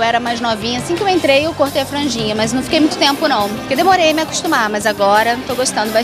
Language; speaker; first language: Portuguese; native; Portuguese